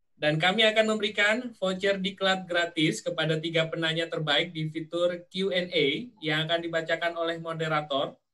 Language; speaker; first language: Indonesian; native; Indonesian